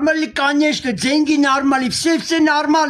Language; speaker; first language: Russian; non-native, learner; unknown